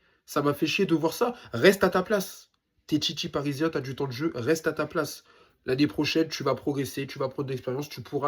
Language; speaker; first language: French; native; French